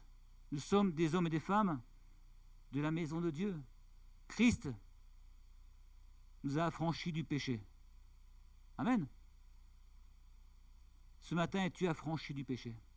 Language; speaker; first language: French; native; French